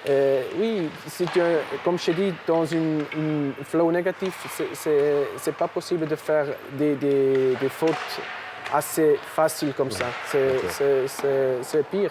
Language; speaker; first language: French; non-native, local second language; German